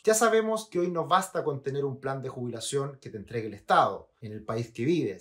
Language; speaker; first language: Spanish; native; Spanish